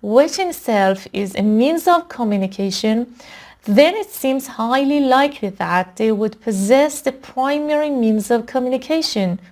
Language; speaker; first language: English; non-native, fluent; Persian